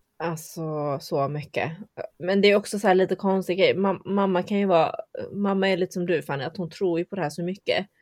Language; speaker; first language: Swedish; early bilingual, heritage; Chinese